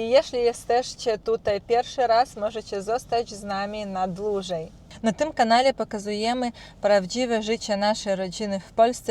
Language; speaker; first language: Polish; non-native, learner; Russian